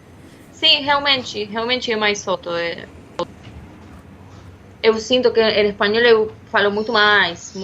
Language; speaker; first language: Portuguese; non-native, fluent; Spanish